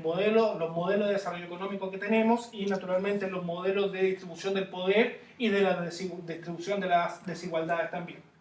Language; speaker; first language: Spanish; native; Spanish